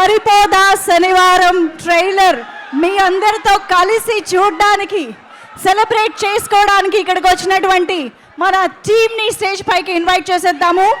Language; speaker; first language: Telugu; native; Telugu